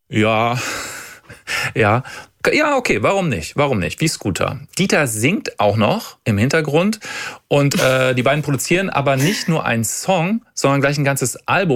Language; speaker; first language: German; native; German